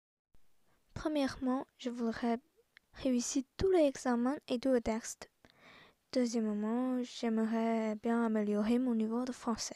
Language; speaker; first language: French; non-native, learner; Chinese